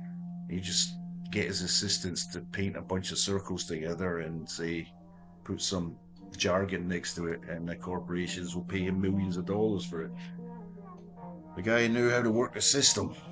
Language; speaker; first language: English; native; English